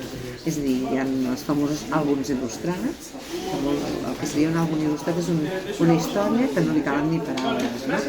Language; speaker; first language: Catalan; native; Catalan